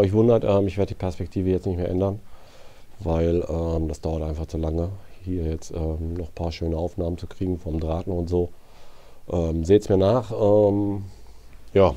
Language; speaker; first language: German; native; German